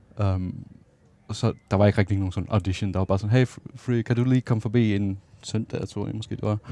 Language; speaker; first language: Danish; non-native, local second language; Faroese